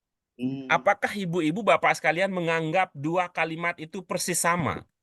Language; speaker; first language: Indonesian; native; Indonesian